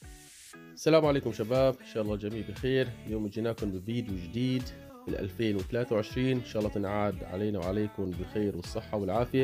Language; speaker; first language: Arabic; native; Arabic